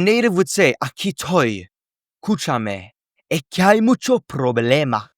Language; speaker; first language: Spanish; non-native, fluent; English